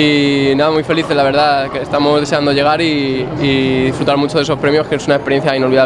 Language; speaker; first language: Spanish; native; Spanish